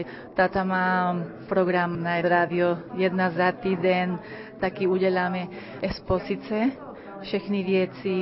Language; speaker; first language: Czech; early bilingual, heritage; Czech